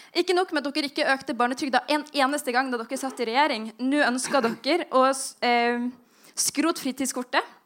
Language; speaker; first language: Norwegian; native; Norwegian